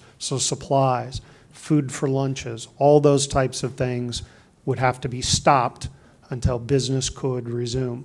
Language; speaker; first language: English; native; English